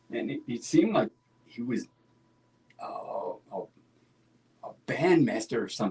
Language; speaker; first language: English; native; English